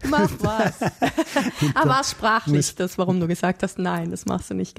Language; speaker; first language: German; native; German